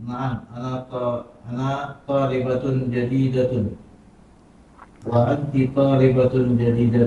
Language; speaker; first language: Arabic; non-native, learner; Indonesian